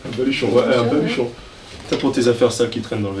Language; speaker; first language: French; native; French